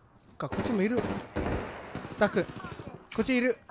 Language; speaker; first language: Japanese; non-native, learner; English